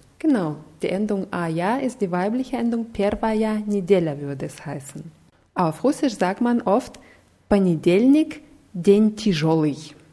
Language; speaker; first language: German; non-native, fluent; Russian